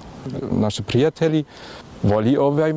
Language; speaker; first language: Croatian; early bilingual, heritage; German